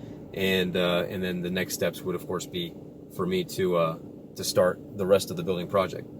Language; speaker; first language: English; native; English